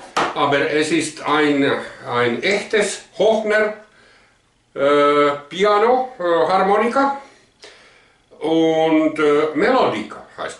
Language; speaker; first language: German; non-native, learner; Finnish